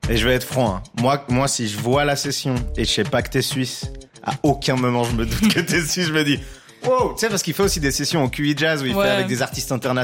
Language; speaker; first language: French; native; French